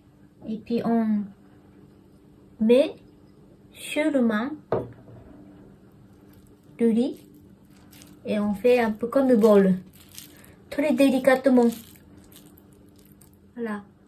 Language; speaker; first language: French; non-native, learner; Japanese